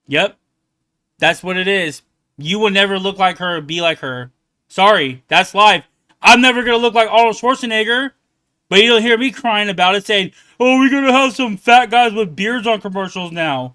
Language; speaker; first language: English; native; English